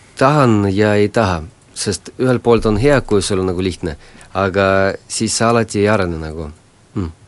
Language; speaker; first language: Estonian; non-native, local second language; Russian